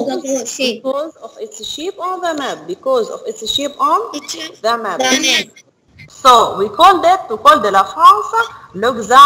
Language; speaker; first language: English; non-native, learner; Arabic